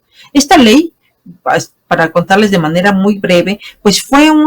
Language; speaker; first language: Spanish; native; Spanish